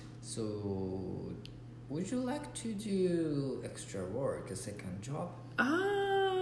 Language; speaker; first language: English; non-native, learner; Japanese